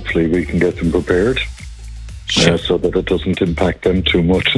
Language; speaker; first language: English; native; English